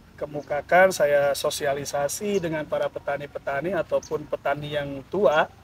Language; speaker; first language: Indonesian; native; Indonesian